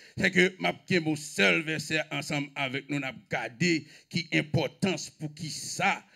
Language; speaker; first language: French; non-native, local second language; Haitian Creole